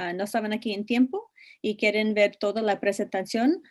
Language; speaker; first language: Spanish; non-native, learner; English